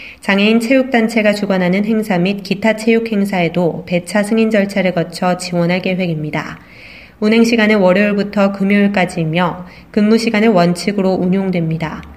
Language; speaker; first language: Korean; native; Korean